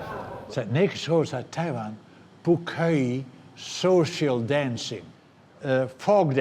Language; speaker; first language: Chinese; non-native, fluent; Dutch